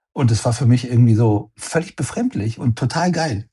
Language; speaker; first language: German; non-native, fluent; Persian